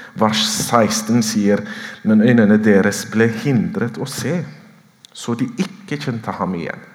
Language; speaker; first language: Norwegian; non-native, fluent; Oromo